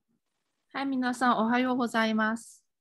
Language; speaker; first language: Japanese; non-native, fluent; Chinese